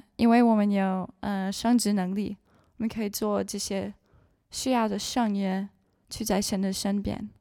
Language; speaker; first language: Chinese; non-native, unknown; English